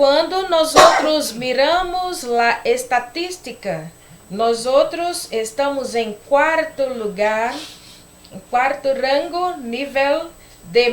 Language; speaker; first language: Spanish; non-native, learner; Portuguese